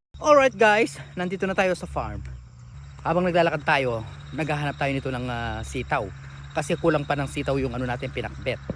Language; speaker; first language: Filipino; non-native, local second language; Pampanga